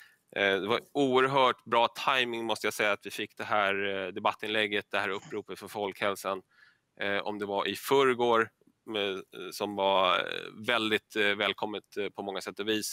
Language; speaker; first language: Swedish; native; Swedish